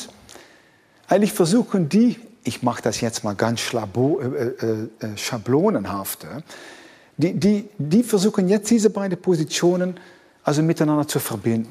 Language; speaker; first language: German; non-native, fluent; Dutch